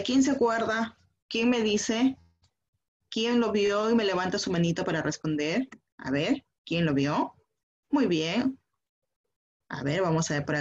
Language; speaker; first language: Spanish; native; Spanish